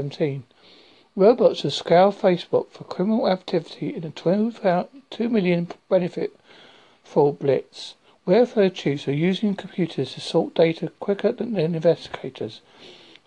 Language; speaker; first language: English; native; English